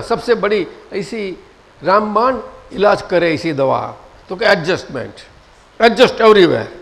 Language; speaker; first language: Hindi; non-native, local second language; Gujarati